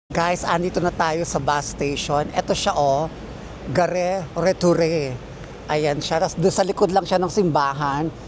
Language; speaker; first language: Filipino; native; Filipino